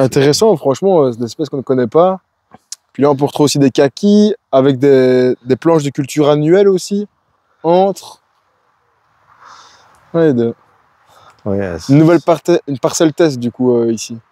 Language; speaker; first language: French; native; French